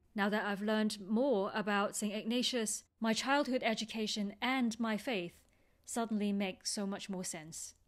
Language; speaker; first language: English; non-native, local second language; Cantonese